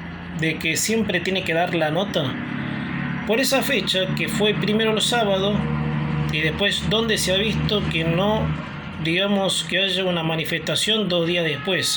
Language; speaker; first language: Spanish; native; Spanish